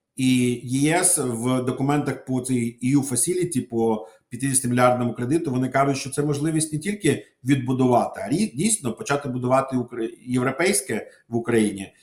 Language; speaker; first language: Ukrainian; non-native, local second language; Russian